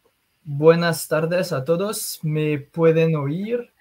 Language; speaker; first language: Spanish; non-native, fluent; French